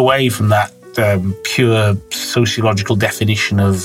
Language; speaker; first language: English; native; English